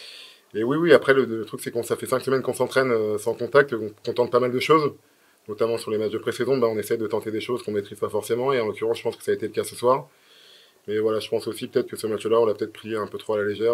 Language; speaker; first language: French; native; French